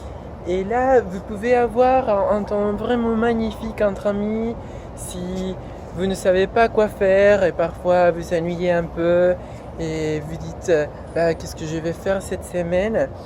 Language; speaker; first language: French; non-native, fluent; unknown